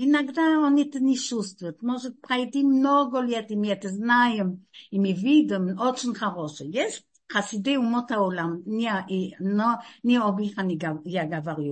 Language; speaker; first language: Russian; non-native, fluent; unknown